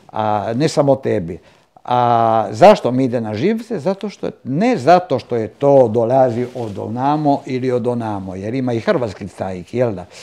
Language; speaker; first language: Croatian; non-native, local second language; Italian